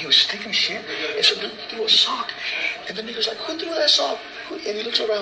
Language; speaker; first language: English; native; English